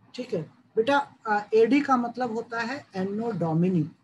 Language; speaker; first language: Hindi; native; Hindi